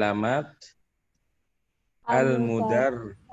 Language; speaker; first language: Arabic; non-native, fluent; Indonesian